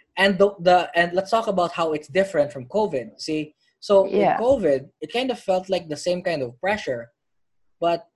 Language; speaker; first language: English; non-native, local second language; Filipino